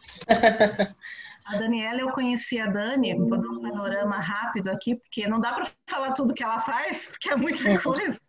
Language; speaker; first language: Portuguese; native; Portuguese